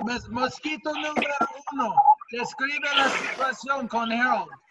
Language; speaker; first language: Spanish; non-native, fluent; English